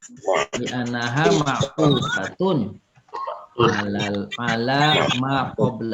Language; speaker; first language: Arabic; non-native, fluent; Indonesian